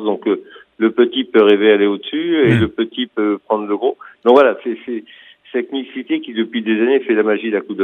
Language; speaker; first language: French; native; French